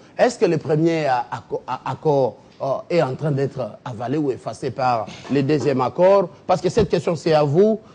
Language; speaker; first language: French; non-native, local second language; Lingala